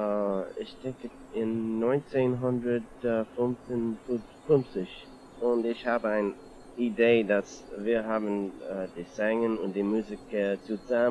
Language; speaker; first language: German; non-native, learner; English